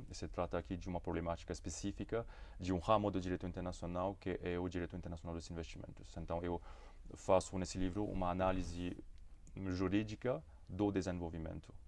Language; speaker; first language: Portuguese; non-native, fluent; Morisyen